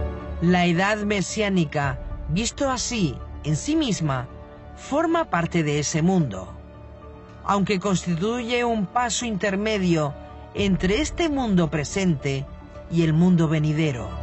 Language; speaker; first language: Spanish; native; Spanish